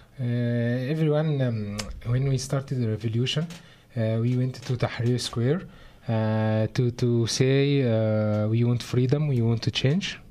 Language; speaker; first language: English; non-native, learner; Arabic